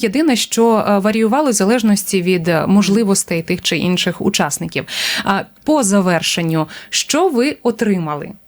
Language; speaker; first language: Ukrainian; native; Ukrainian